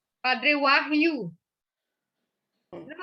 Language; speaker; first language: Italian; non-native, learner; Indonesian